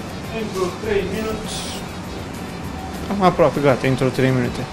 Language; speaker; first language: Romanian; non-native, learner; Turkish